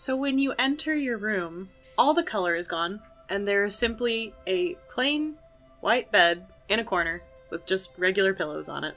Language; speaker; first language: English; native; English